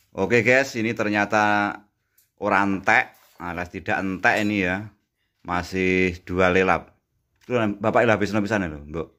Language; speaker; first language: Indonesian; non-native, local second language; Javanese